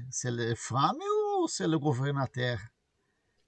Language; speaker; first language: French; non-native, learner; Portuguese